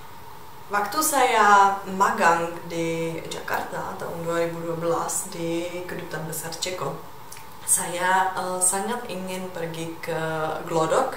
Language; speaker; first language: Indonesian; non-native, fluent; Czech